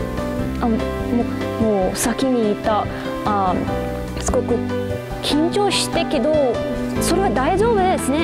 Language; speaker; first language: Japanese; non-native, learner; English